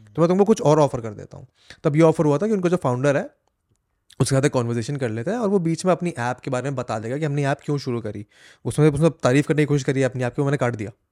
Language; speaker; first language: Hindi; native; Hindi